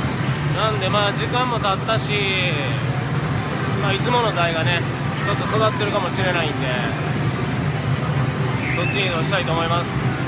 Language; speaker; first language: Japanese; native; Japanese